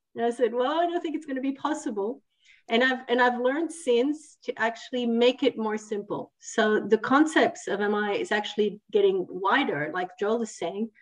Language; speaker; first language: English; non-native, fluent; Italian